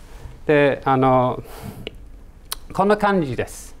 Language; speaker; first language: Japanese; non-native, learner; English